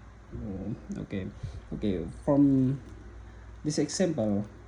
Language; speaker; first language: English; non-native, learner; Indonesian